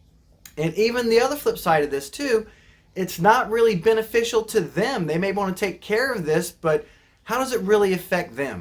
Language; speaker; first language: English; native; English